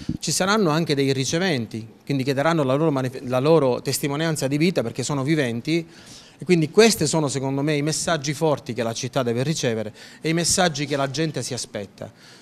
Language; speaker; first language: Italian; native; Italian